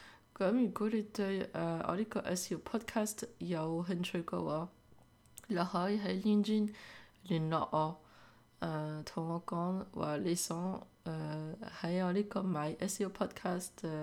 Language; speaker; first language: Cantonese; early bilingual, heritage; Cantonese